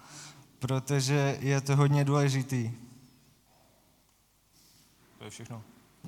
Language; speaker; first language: Czech; non-native, fluent; Ukrainian